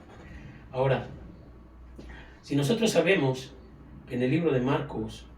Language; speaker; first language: Spanish; native; Spanish